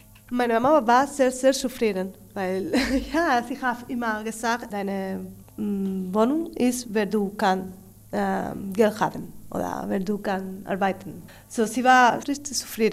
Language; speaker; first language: German; non-native, learner; Spanish